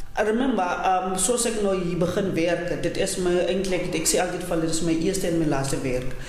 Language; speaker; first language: Afrikaans; non-native, local second language; Southern Sotho